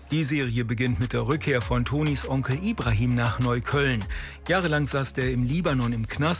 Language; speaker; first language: German; native; German